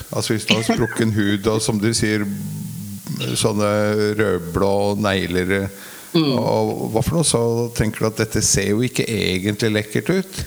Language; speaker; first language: Norwegian; native; Norwegian